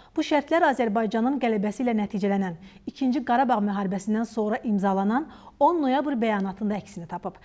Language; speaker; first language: Azerbaijani; native; Azerbaijani